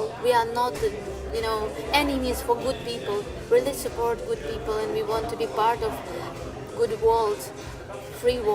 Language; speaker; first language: English; non-native, learner; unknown